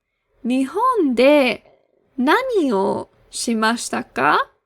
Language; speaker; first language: Japanese; non-native, fluent; English